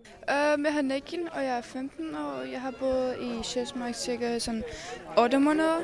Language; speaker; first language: Danish; non-native, learner; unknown